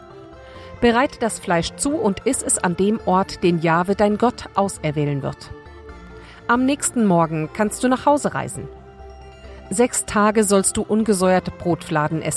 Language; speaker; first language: German; native; German